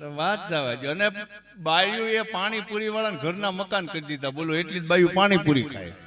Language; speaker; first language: Gujarati; native; Gujarati